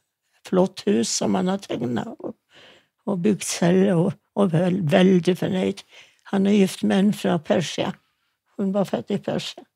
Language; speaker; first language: Norwegian; non-native, fluent; Yiddish